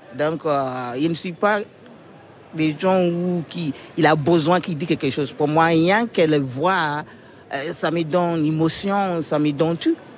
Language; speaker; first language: French; non-native, learner; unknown